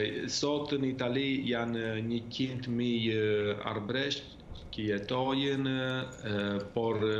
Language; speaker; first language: Albanian; early bilingual, heritage; Albanian